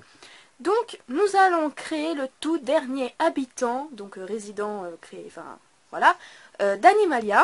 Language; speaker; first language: French; native; French